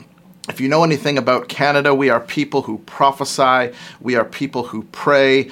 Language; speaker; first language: English; native; English